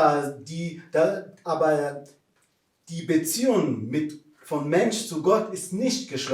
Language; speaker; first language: German; non-native, fluent; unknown